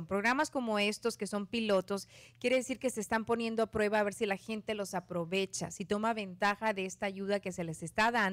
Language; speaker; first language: Spanish; native; Spanish